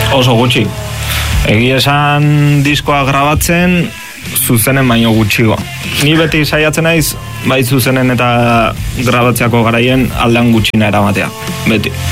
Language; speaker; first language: Basque; native; Basque